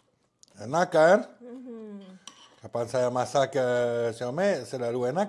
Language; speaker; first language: Indonesian; non-native, learner; French